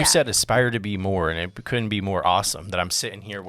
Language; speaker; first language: English; native; English